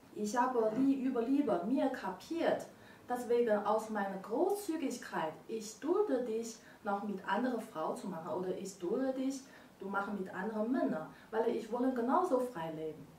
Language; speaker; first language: German; non-native, learner; Chinese